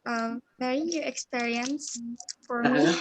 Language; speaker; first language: English; non-native, learner; Indonesian